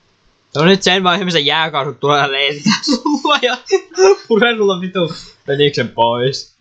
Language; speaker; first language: Finnish; native; Finnish